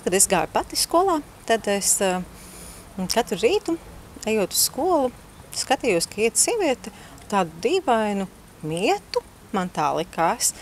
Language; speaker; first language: Latvian; native; Latvian